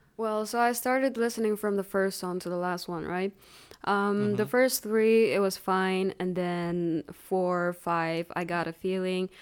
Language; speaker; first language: English; non-native, fluent; Chinese